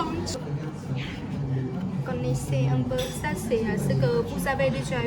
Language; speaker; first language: French; non-native, learner; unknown